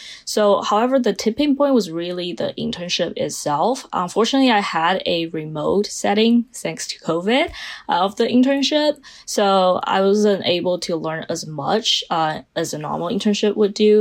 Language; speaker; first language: English; non-native, fluent; Chinese